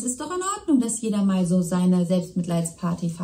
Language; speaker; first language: German; native; German